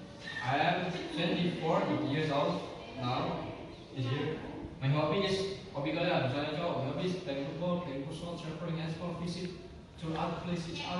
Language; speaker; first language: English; non-native, learner; Indonesian